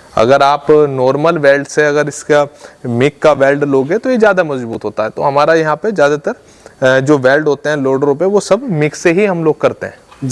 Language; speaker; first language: Hindi; native; Hindi